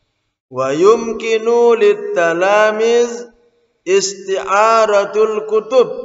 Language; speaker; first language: Arabic; non-native, fluent; Indonesian